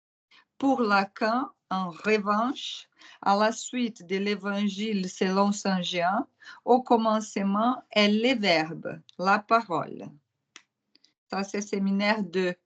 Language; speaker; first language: French; non-native, fluent; Portuguese